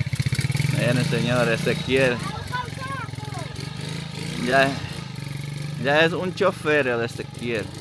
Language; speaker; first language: Spanish; native; Spanish